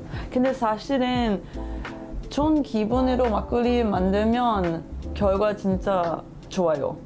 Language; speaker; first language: Korean; non-native, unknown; German